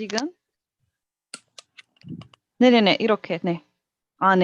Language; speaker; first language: Korean; non-native, learner; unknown